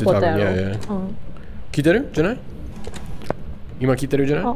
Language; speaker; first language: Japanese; non-native, learner; English